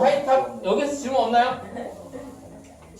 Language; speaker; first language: Korean; native; Korean